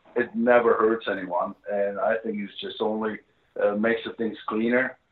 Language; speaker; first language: English; non-native, fluent; Czech